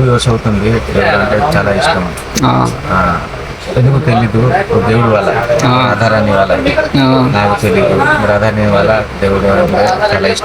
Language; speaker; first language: Telugu; non-native, local second language; Odia